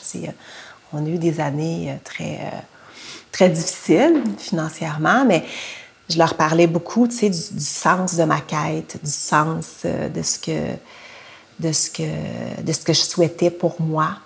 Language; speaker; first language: French; native; French